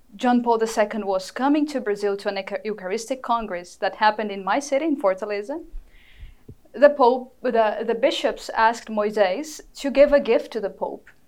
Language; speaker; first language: English; non-native, fluent; Portuguese